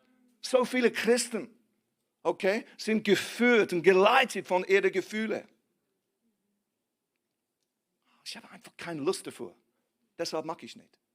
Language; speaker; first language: German; non-native, fluent; English